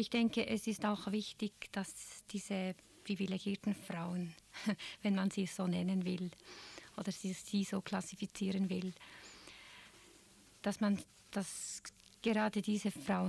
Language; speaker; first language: German; native; German